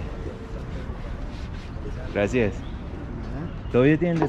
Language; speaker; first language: Spanish; non-native, learner; English